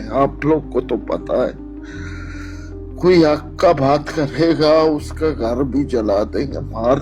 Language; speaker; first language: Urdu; non-native, local second language; Baluchi